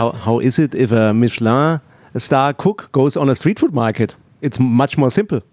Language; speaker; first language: English; non-native, learner; German